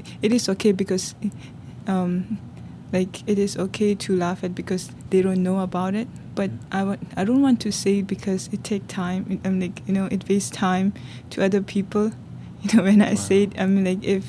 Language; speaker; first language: English; non-native, local second language; Tibetan